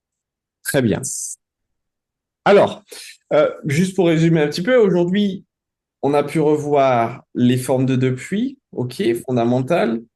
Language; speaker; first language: French; native; French